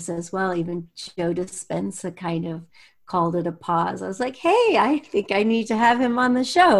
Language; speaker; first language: English; native; English